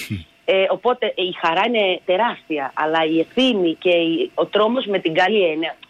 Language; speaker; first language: Greek; early bilingual, other home language; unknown